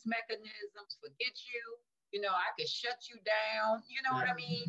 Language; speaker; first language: English; native; English